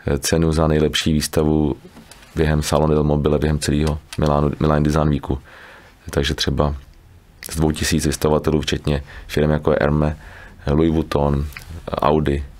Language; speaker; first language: Czech; native; Czech